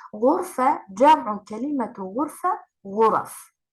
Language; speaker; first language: Arabic; non-native, fluent; Turkish